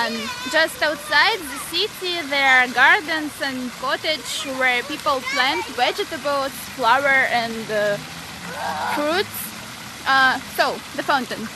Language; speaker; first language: English; non-native, learner; Russian